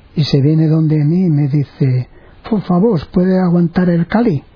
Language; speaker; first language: Spanish; native; Spanish